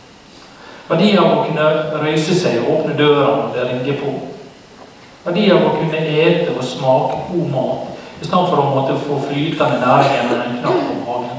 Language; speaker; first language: Norwegian; native; Norwegian